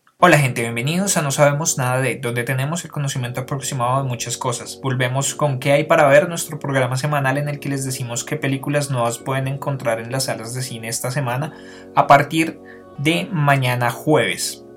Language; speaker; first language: Spanish; native; Spanish